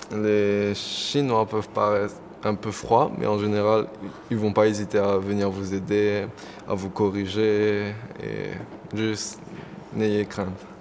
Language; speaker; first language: French; non-native, local second language; Morisyen